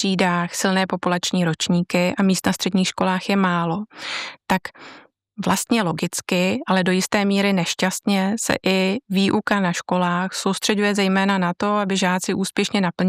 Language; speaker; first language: Czech; native; Czech